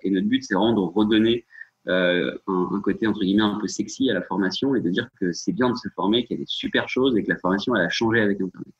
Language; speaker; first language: French; native; French